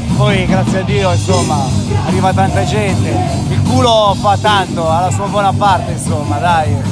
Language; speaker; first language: Italian; native; Italian